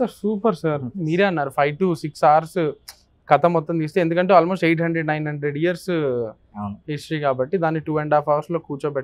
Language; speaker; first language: Telugu; native; Telugu